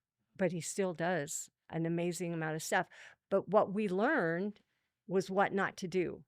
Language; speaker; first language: English; native; English